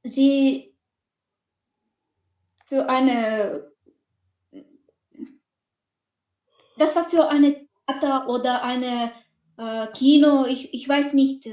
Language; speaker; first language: German; non-native, learner; Macedonian